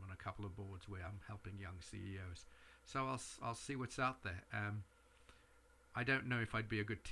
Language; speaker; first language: English; native; English